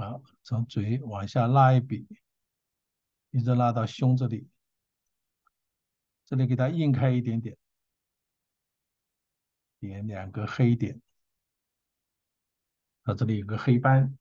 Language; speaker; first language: Chinese; native; Chinese